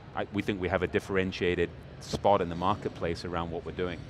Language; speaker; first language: English; native; English